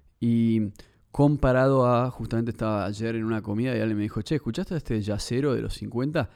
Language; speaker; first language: Spanish; native; Spanish